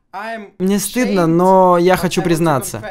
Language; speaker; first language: Russian; native; Russian